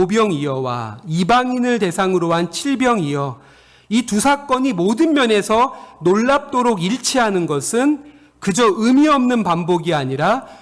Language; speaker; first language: Korean; native; Korean